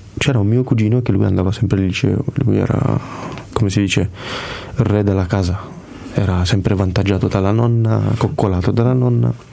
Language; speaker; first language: Italian; early bilingual, other home language; Kurdish